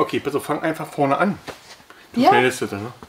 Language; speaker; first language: German; native; German